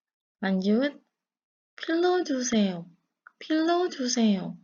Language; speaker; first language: Korean; non-native, learner; Indonesian